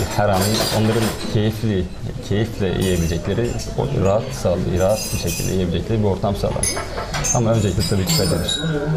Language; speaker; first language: Turkish; native; Turkish